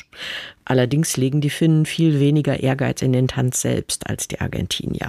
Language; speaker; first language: German; native; German